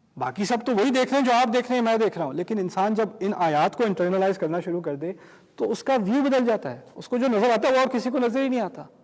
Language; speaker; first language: Urdu; early bilingual, heritage; Urdu